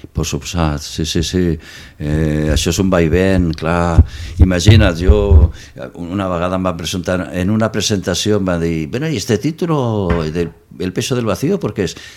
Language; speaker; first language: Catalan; non-native, local second language; Spanish